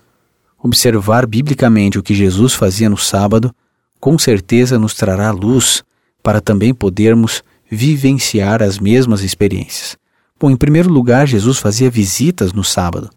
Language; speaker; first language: Portuguese; native; Portuguese